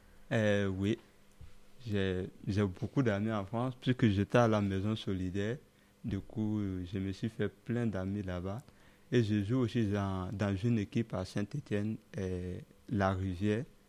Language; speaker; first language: French; non-native, local second language; Dyula